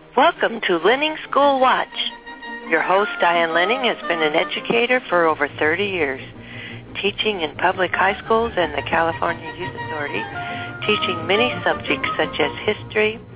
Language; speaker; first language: English; native; English